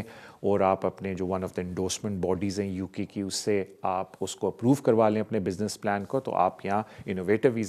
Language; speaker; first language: Urdu; native; Urdu